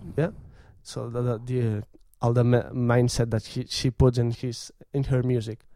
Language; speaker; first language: English; non-native, fluent; Catalan